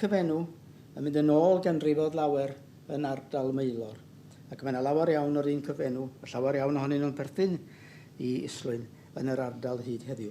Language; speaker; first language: Welsh; native; Welsh